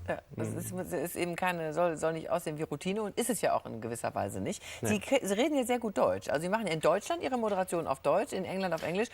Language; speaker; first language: German; native; German